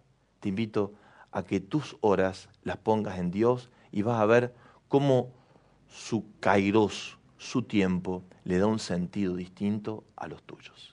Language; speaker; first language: Spanish; native; Spanish